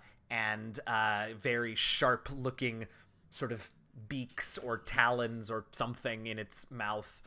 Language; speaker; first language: English; native; English